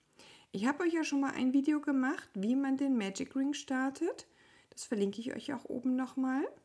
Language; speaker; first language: German; native; German